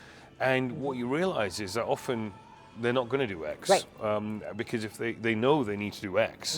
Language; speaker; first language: English; native; English